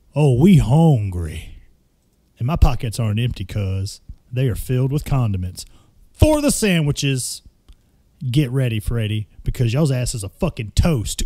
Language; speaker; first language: English; native; English